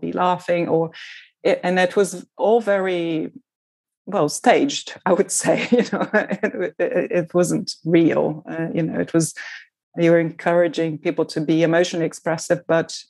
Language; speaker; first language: English; non-native, fluent; Portuguese